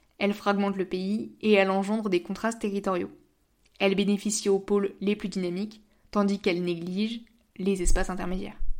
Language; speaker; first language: French; native; French